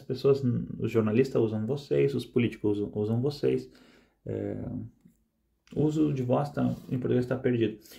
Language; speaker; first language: Portuguese; non-native, fluent; Spanish